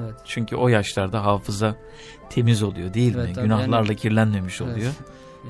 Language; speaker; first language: Turkish; native; Turkish